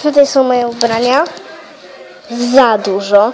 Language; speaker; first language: Polish; early bilingual, heritage; Polish